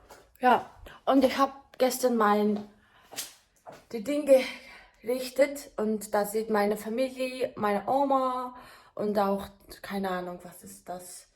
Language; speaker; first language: German; non-native, learner; Mongolian